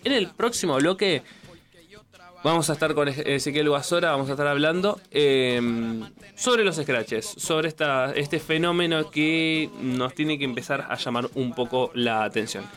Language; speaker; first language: Spanish; native; Spanish